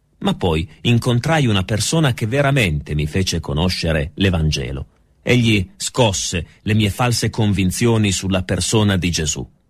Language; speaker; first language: Italian; native; Italian